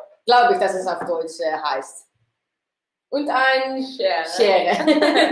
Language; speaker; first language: German; non-native, learner; Dutch